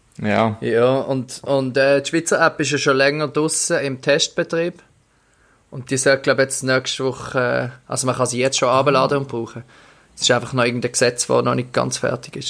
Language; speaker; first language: German; native; German